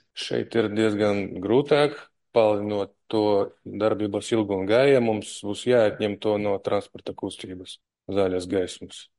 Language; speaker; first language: Latvian; non-native, local second language; Russian